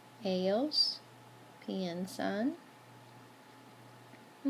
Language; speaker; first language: Spanish; non-native, fluent; English